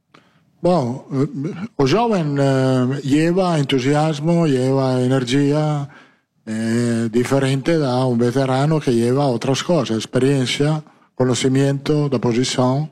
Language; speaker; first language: Portuguese; non-native, learner; Italian